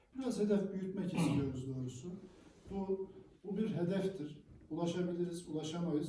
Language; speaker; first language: Turkish; native; Turkish